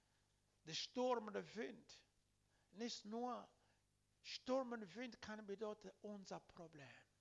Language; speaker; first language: German; non-native, learner; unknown